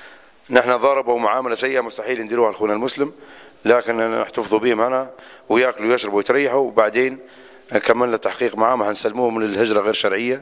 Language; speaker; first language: Arabic; native; Arabic